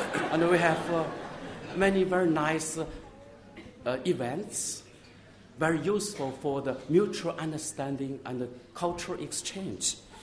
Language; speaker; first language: English; non-native, fluent; Chinese